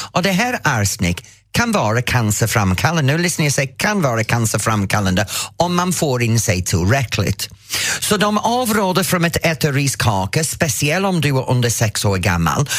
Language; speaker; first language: Swedish; non-native, fluent; English